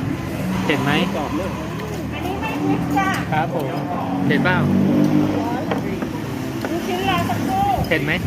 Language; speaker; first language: Thai; native; Thai